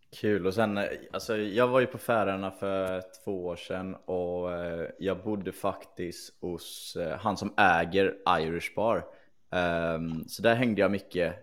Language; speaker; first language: Swedish; native; Swedish